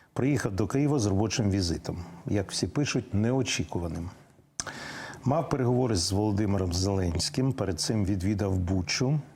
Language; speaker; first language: Ukrainian; native; Ukrainian